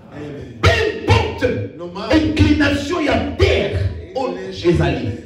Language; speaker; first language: French; non-native, local second language; Lingala